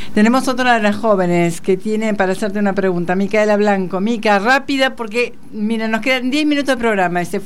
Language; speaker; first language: Spanish; native; Spanish